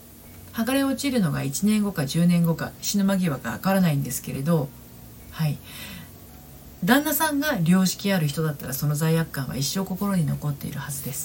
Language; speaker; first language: Japanese; native; Japanese